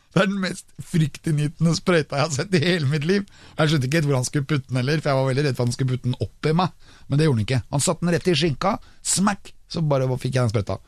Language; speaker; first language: Norwegian; native; Norwegian